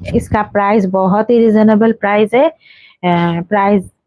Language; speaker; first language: Hindi; non-native, local second language; Bangla